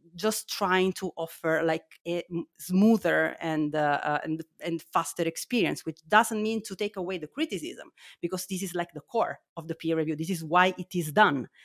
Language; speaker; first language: English; non-native, fluent; Italian